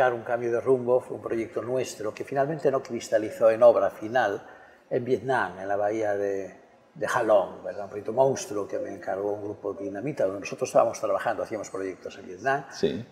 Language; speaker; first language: Spanish; native; Spanish